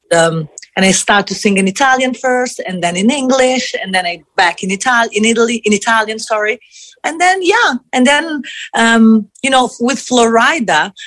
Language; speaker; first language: English; non-native, fluent; Italian